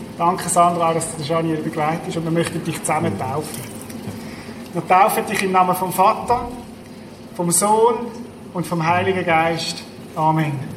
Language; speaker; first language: German; native; German